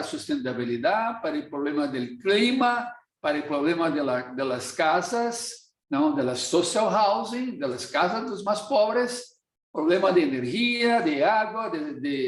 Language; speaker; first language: Portuguese; non-native, fluent; Spanish